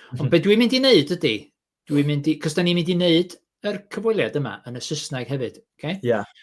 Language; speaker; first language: Welsh; native; Welsh